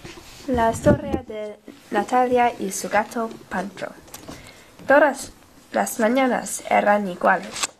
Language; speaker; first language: Spanish; non-native, learner; English